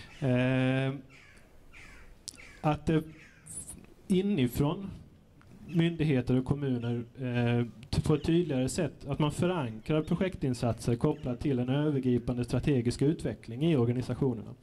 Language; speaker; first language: Swedish; native; Swedish